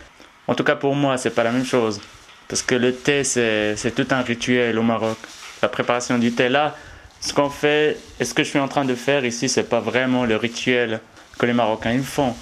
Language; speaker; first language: French; non-native, local second language; Arabic